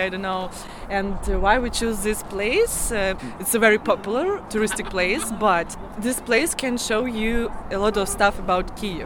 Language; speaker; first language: English; non-native, learner; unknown